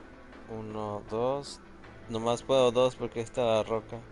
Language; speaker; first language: Spanish; early bilingual, other home language; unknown